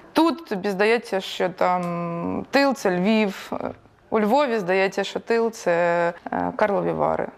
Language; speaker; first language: Ukrainian; native; Ukrainian